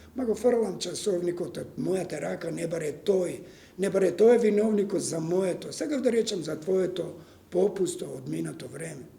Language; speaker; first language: Macedonian; non-native, local second language; Serbian